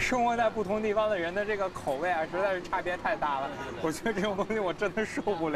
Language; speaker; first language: Chinese; native; Chinese